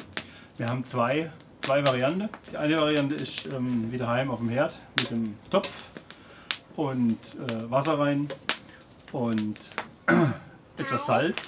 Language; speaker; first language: German; native; German